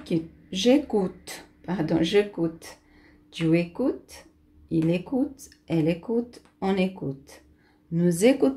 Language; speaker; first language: French; non-native, fluent; Portuguese